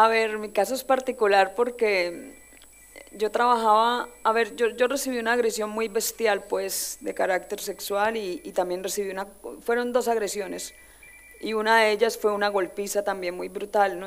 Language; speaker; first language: Spanish; native; Spanish